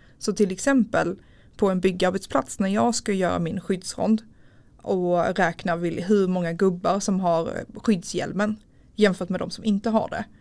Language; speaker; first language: Swedish; native; Swedish